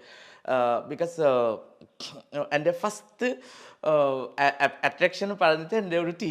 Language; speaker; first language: Malayalam; non-native, learner; Assamese